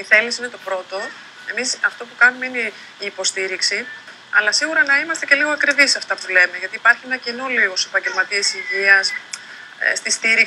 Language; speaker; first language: Greek; native; Greek